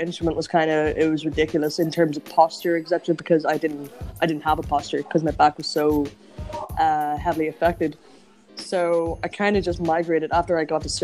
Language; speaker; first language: English; native; English